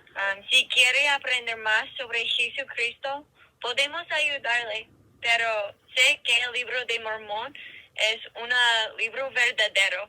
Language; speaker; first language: Spanish; non-native, learner; English